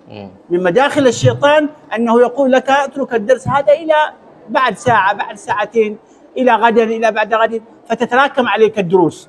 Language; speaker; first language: Arabic; native; Arabic